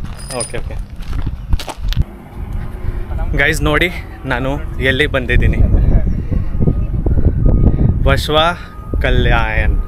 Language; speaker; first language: Kannada; non-native, learner; Hindi